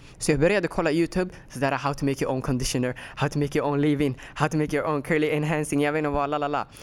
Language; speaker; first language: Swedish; early bilingual, other home language; Somali